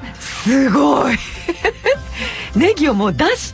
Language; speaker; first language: Japanese; native; Japanese